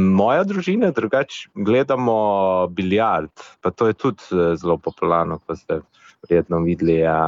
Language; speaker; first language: Slovenian; non-native, fluent; English